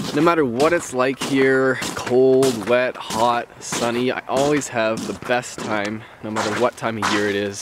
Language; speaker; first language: English; native; English